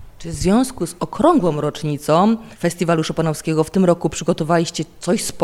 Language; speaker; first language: Polish; native; Polish